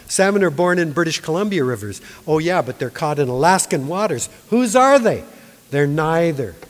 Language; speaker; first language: English; native; English